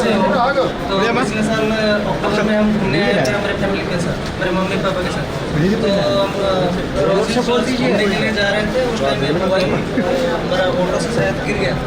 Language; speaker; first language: Hindi; non-native, local second language; Odia